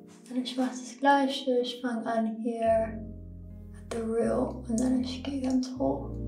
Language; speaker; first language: German; early bilingual, other home language; English